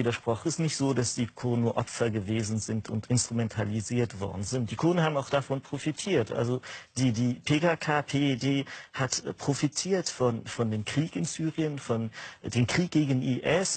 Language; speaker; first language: German; non-native, fluent; Kurdish